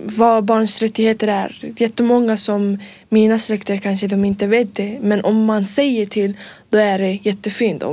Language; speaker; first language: Swedish; early bilingual, other home language; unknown